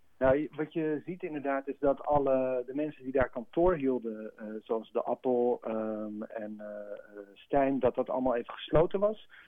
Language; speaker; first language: Dutch; native; Dutch